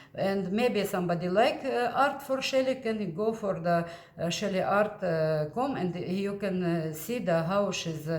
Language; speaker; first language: English; non-native, learner; Russian